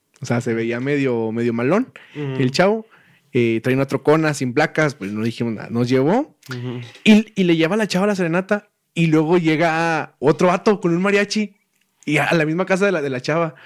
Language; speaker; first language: Spanish; native; Spanish